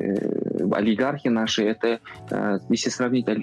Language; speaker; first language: Russian; non-native, local second language; Kazakh